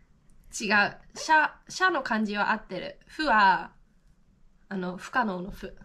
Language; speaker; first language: Japanese; native; Japanese